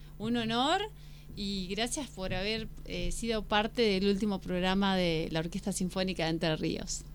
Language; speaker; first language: Spanish; native; Spanish